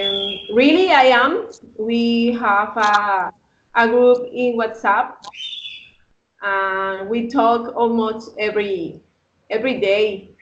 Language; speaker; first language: English; non-native, learner; Spanish